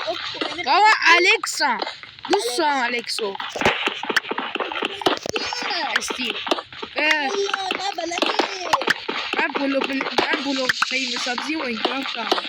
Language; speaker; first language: Persian; native; Persian